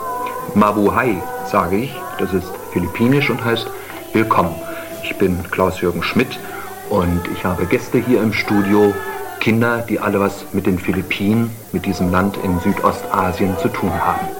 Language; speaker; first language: German; native; German